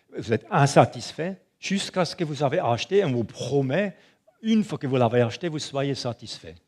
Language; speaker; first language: French; non-native, local second language; German